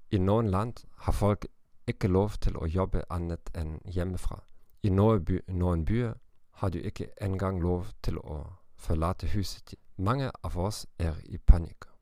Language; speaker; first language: Norwegian; non-native, learner; German